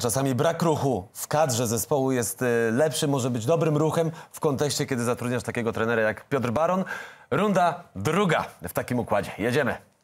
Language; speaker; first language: Polish; native; Polish